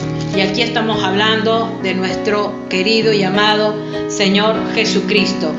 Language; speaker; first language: Spanish; native; Spanish